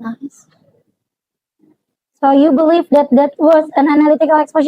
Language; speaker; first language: English; non-native, local second language; Indonesian